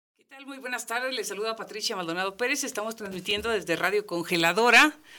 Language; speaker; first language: Spanish; native; Spanish